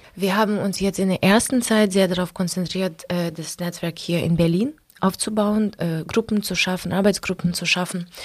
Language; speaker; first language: German; non-native, fluent; Ukrainian